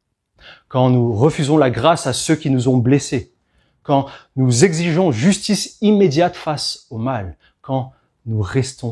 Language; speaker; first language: French; native; French